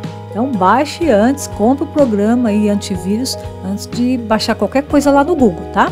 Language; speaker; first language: Portuguese; native; Portuguese